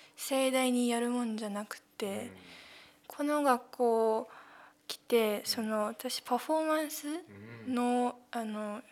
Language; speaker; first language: Japanese; early bilingual, heritage; Cantonese